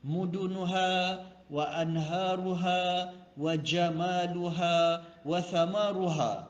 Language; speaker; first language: Arabic; non-native, fluent; Malay